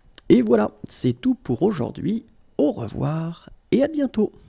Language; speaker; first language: French; native; French